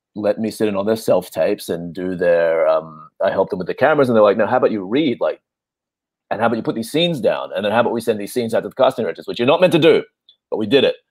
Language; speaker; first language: English; native; English